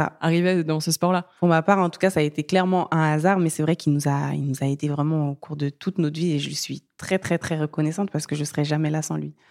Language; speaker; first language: French; early bilingual, other home language; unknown